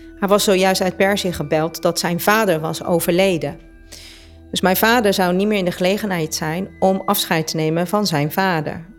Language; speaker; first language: Dutch; early bilingual, other home language; Persian